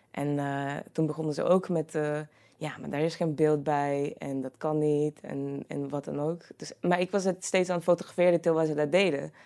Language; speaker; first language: Dutch; non-native, fluent; Croatian